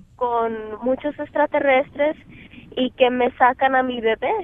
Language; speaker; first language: Spanish; native; Spanish